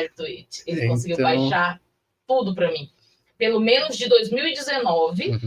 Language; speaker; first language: Portuguese; native; Portuguese